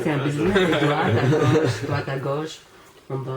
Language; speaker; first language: French; non-native, learner; English